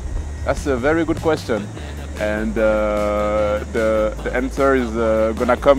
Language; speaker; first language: English; non-native, fluent; French